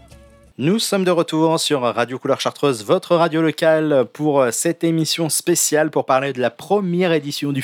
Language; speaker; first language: French; native; French